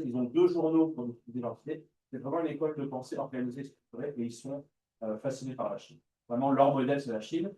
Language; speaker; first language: French; native; French